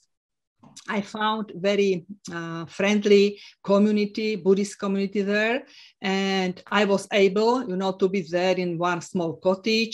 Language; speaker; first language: English; non-native, fluent; Slovak